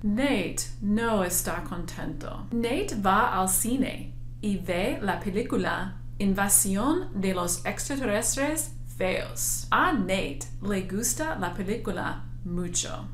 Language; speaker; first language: Spanish; non-native, fluent; English